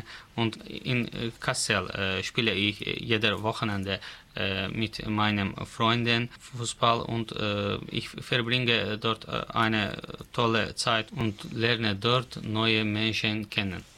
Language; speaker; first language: German; non-native, fluent; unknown